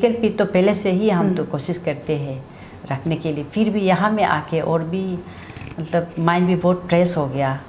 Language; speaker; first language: Hindi; non-native, local second language; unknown